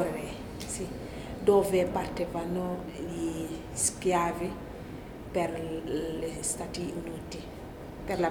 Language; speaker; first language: Italian; non-native, learner; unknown